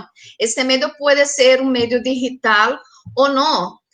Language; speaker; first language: Spanish; non-native, fluent; Portuguese